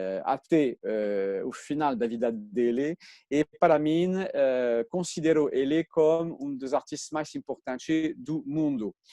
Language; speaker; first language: Portuguese; non-native, fluent; French